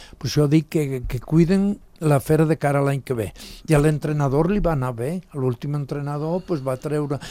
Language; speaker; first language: Catalan; non-native, local second language; Spanish